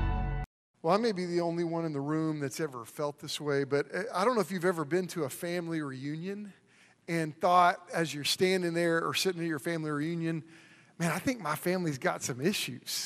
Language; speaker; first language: English; native; English